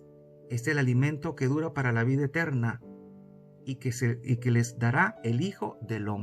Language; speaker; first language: Spanish; native; Spanish